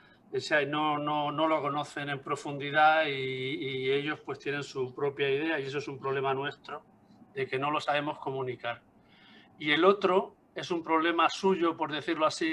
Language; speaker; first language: Spanish; native; Spanish